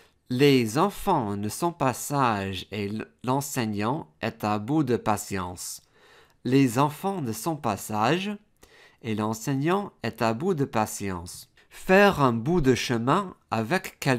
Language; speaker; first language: French; non-native, fluent; English